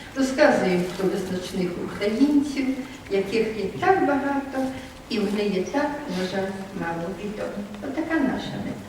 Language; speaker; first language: Ukrainian; native; Ukrainian